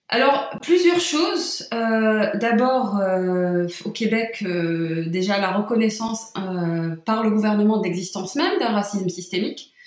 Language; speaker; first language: French; non-native, local second language; Arabic